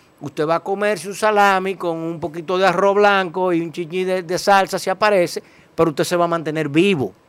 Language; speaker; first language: Spanish; native; Spanish